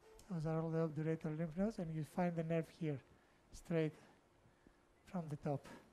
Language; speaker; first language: English; non-native, fluent; Greek